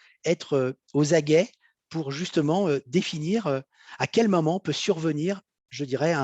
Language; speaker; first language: French; native; French